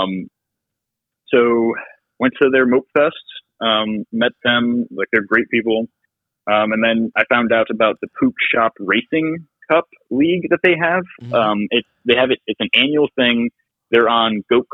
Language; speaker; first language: English; native; English